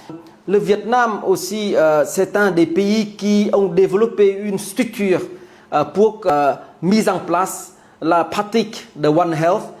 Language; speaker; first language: French; non-native, fluent; Vietnamese